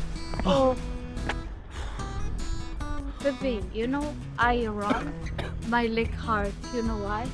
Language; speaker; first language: English; non-native, learner; Georgian